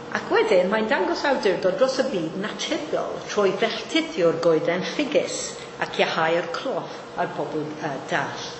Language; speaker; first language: Welsh; non-native, fluent; Maltese